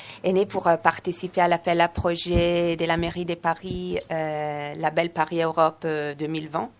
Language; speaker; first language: French; non-native, fluent; Italian